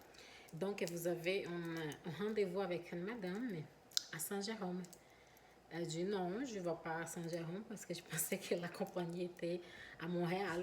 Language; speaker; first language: French; non-native, fluent; Portuguese